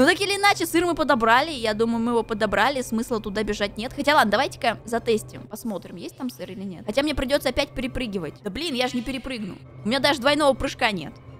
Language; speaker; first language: Russian; native; Russian